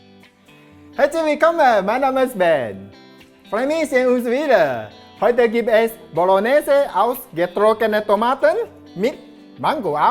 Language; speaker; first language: German; non-native, learner; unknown